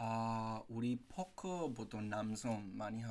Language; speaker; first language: Korean; non-native, fluent; Spanish